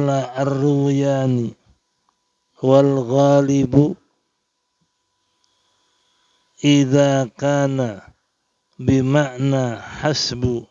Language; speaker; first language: Arabic; non-native, fluent; Indonesian